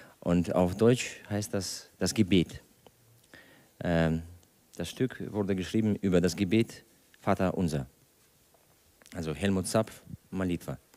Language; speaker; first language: German; non-native, fluent; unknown